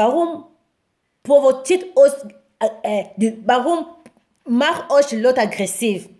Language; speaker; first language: German; non-native, learner; Lingala